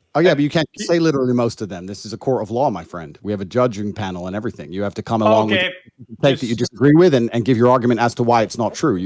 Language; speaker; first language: English; native; English